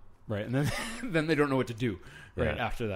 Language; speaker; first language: English; native; English